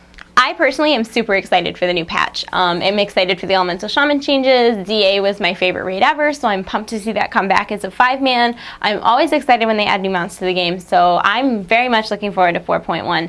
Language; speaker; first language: English; native; English